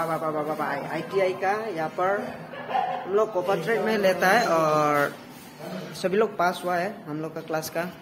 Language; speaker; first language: Hindi; non-native, local second language; Kok Borok